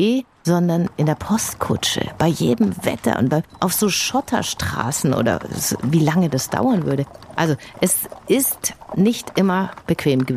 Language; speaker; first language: German; native; German